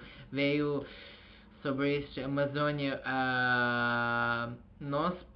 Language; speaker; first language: Portuguese; non-native, learner; Azerbaijani